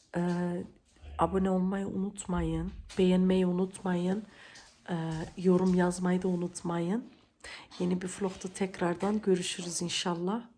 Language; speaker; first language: Turkish; early bilingual, heritage; Turkish